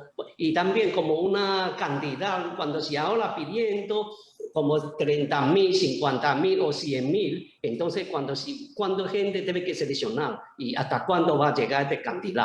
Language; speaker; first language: Spanish; non-native, learner; Chinese